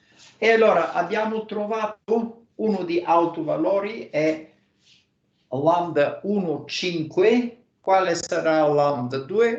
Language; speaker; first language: Italian; non-native, fluent; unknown